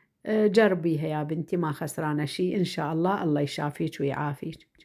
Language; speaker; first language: Arabic; native; Arabic